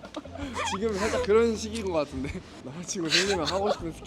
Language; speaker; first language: Korean; native; Korean